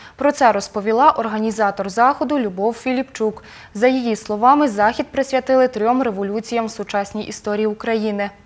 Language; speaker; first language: Ukrainian; native; Ukrainian